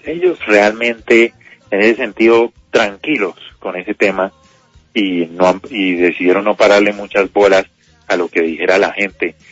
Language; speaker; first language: Spanish; native; Spanish